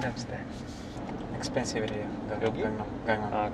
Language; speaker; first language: English; non-native, learner; Serbian